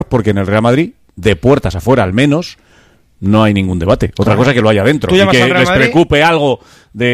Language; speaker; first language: Spanish; native; Spanish